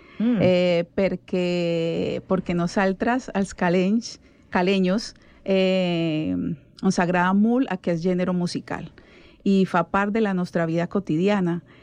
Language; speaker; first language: Catalan; non-native, learner; Spanish